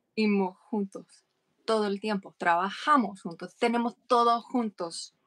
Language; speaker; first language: Spanish; non-native, fluent; English